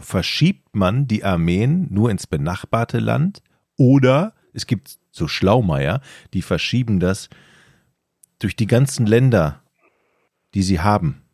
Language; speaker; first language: German; native; German